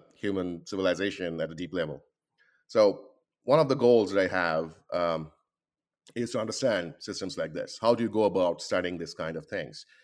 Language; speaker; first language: English; non-native, local second language; Bangla